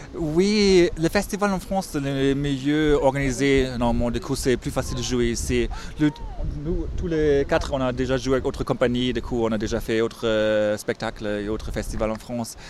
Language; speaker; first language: French; non-native, fluent; German